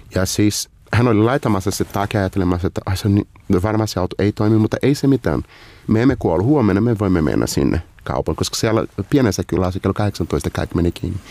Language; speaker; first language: Finnish; non-native, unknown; Portuguese